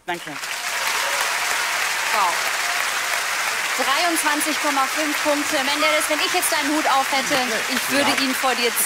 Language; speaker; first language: German; native; German